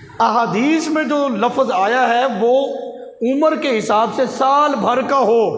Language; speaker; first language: Urdu; non-native, local second language; Punjabi